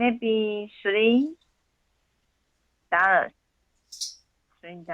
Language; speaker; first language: English; non-native, learner; Chinese